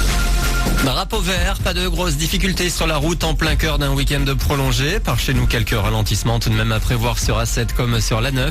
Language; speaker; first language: French; native; French